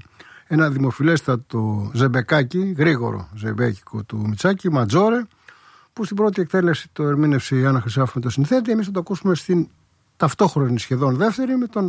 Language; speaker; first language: Greek; native; Greek